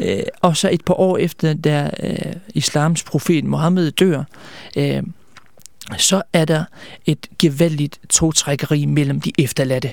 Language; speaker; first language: Danish; early bilingual, other home language; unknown